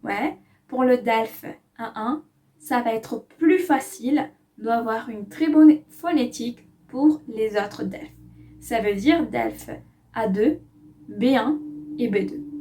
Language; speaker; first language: French; non-native, fluent; Spanish